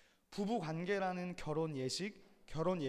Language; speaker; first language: Korean; native; Korean